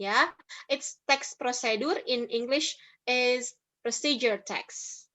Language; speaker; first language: English; non-native, fluent; Indonesian